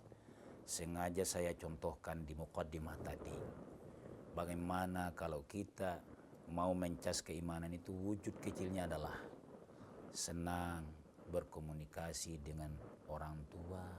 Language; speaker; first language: Indonesian; native; Indonesian